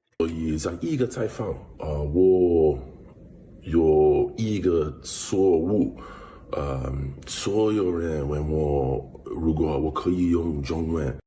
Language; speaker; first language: Chinese; non-native, learner; English